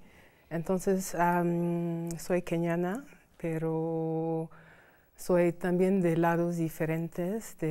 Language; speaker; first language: Spanish; non-native, fluent; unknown